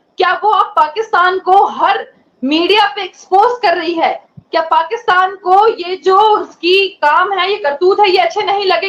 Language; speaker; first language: Hindi; non-native, local second language; Kashmiri